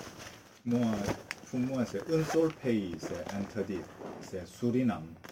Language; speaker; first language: French; non-native, learner; Korean